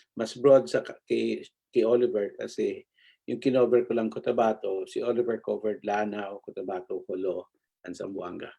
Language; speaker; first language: Filipino; non-native, local second language; Cebuano